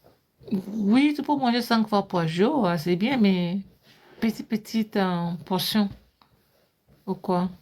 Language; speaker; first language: French; non-native, fluent; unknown